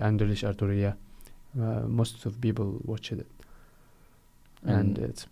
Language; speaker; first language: English; non-native, fluent; Arabic